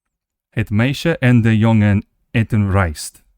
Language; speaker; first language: Dutch; non-native, learner; English